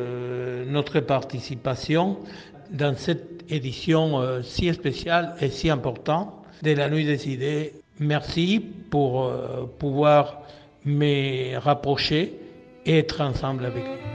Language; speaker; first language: French; non-native, fluent; Spanish